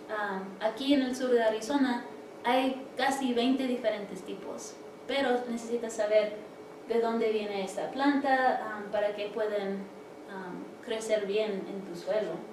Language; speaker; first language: Spanish; early bilingual, heritage; English